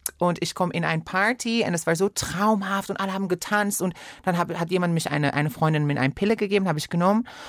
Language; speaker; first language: German; non-native, fluent; Persian